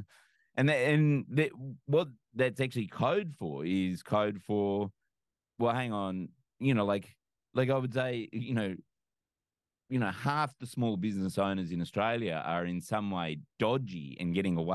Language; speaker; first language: English; native; English